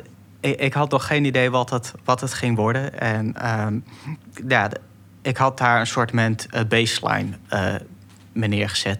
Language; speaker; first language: Dutch; native; Dutch